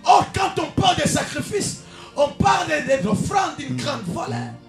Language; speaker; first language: French; non-native, local second language; Swahili